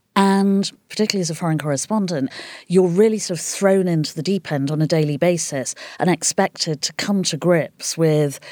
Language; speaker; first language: English; native; English